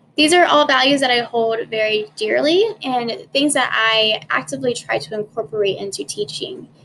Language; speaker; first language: English; native; English